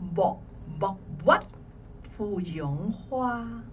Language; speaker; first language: Chinese; native; Chinese